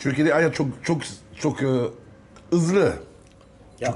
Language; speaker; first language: Turkish; non-native, learner; French